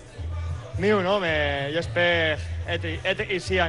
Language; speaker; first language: French; non-native, learner; Spanish